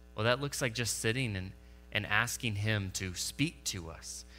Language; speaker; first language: English; native; English